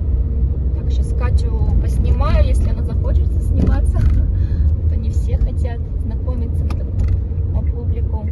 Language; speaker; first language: Russian; native; Russian